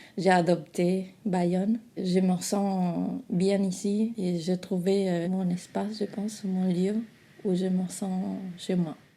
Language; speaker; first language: French; non-native, fluent; Spanish